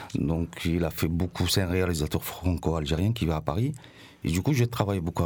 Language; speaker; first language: French; non-native, local second language; Arabic